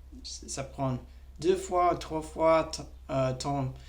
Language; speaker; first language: French; non-native, learner; English